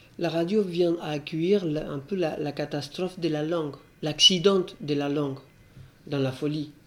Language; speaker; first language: French; non-native, fluent; Spanish